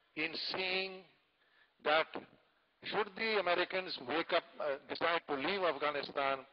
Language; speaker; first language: English; non-native, local second language; Tamil